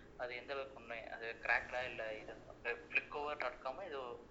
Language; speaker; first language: Tamil; native; Tamil